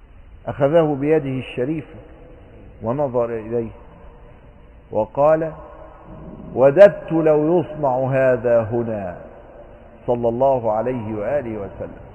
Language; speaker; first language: Arabic; native; Arabic